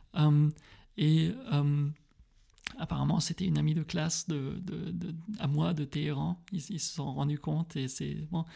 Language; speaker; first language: French; early bilingual, heritage; French